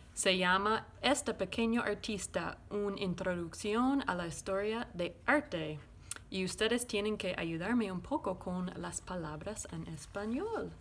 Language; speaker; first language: Spanish; non-native, learner; English